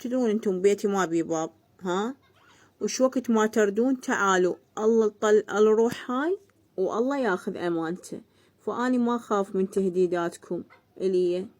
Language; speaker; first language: Arabic; native; Arabic